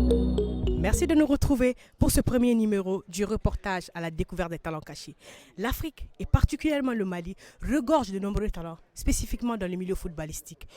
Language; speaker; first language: French; non-native, local second language; Bambara